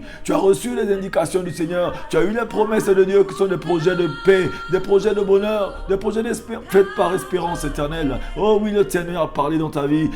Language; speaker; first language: French; non-native, local second language; Lingala